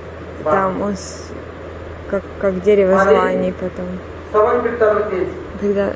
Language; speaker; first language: Russian; non-native, fluent; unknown